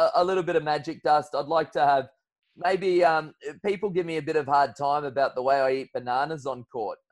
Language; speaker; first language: English; native; English